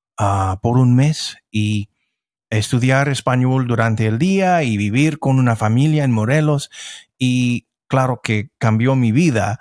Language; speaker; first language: Spanish; non-native, fluent; English